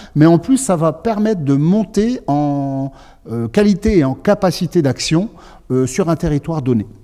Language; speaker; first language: French; native; French